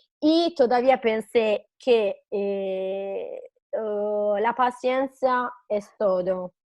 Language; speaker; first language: Spanish; non-native, fluent; Italian